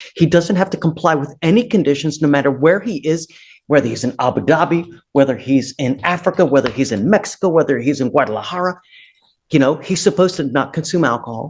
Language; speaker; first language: English; native; English